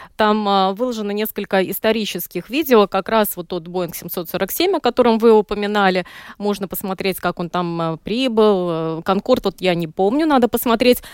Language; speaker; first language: Russian; native; Russian